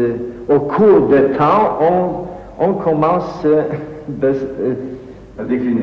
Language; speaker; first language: French; non-native, fluent; Polish